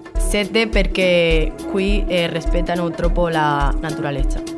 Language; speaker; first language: Italian; non-native, learner; Spanish